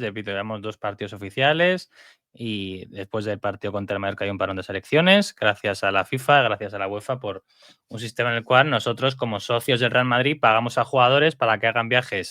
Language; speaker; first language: Spanish; native; Spanish